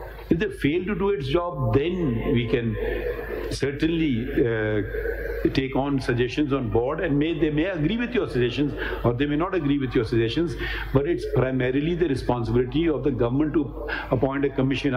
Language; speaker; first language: English; non-native, local second language; Urdu